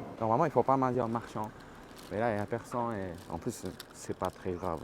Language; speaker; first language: French; non-native, fluent; Japanese